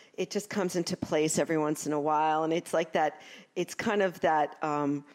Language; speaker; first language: English; native; English